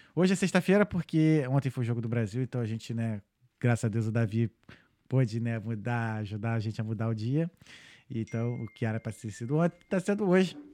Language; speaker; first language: Portuguese; native; Portuguese